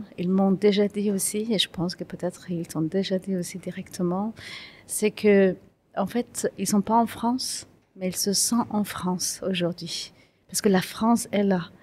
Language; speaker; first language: French; non-native, fluent; Kurdish